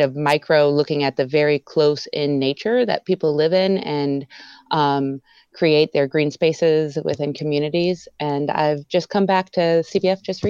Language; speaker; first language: English; native; English